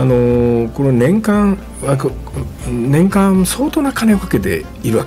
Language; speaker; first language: Japanese; native; Japanese